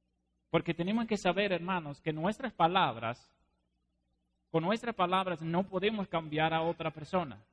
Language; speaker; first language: Spanish; non-native, fluent; Dutch